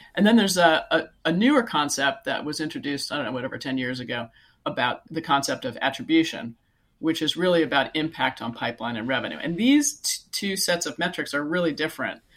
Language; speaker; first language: English; native; English